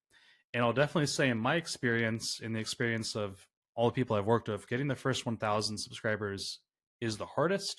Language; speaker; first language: English; native; English